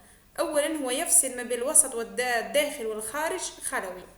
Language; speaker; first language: Arabic; native; Arabic